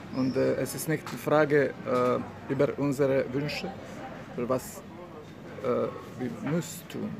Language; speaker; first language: German; non-native, learner; Bosnian